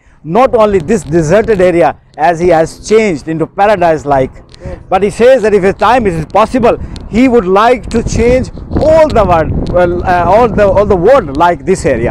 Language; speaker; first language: English; non-native, local second language; Urdu